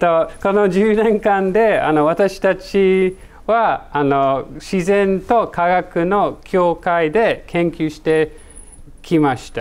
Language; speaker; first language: Japanese; non-native, learner; English